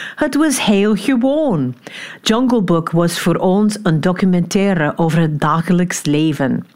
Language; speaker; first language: Dutch; non-native, fluent; English